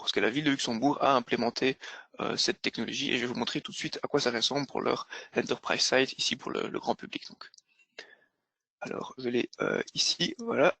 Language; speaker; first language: French; native; French